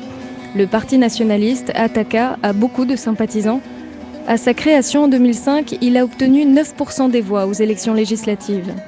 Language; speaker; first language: French; native; French